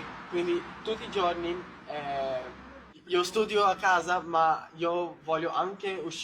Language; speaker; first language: Italian; non-native, learner; Portuguese